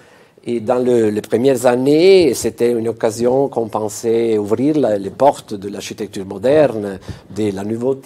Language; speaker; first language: French; non-native, fluent; Italian